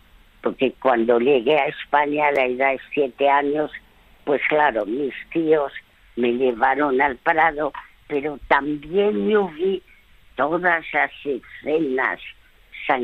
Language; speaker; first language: Spanish; early bilingual, other home language; French